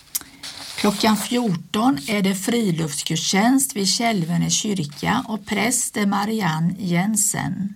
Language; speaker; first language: Swedish; native; Swedish